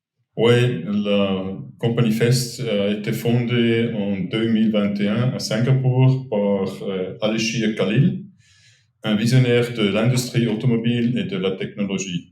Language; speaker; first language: French; non-native, fluent; German